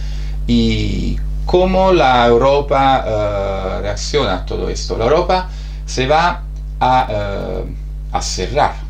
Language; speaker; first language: Spanish; non-native, fluent; Italian